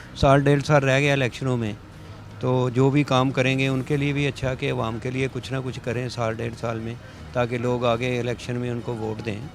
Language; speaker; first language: Urdu; non-native, local second language; Punjabi